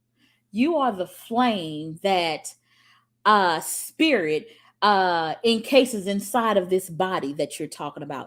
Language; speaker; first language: English; native; English